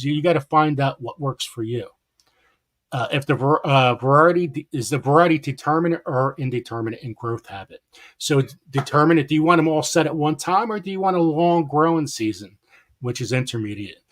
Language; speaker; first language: English; native; English